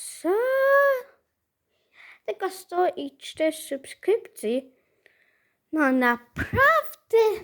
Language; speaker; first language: Polish; early bilingual, heritage; Polish